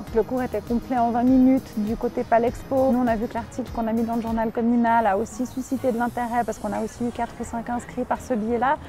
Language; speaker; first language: French; native; French